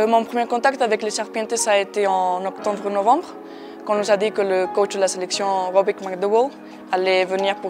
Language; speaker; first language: French; non-native, fluent; Spanish